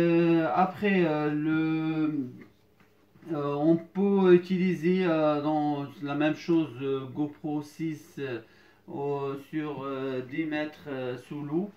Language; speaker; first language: French; non-native, fluent; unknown